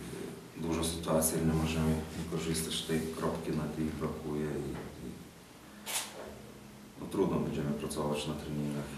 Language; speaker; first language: Polish; non-native, fluent; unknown